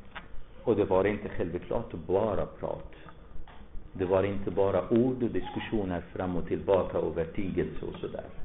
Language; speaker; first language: Swedish; non-native, fluent; Arabic